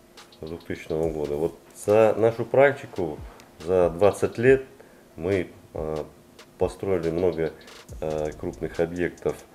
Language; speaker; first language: Russian; native; Russian